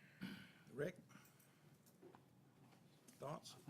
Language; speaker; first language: English; native; English